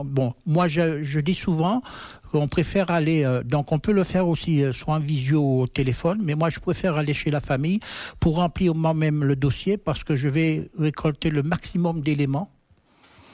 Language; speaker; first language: French; native; French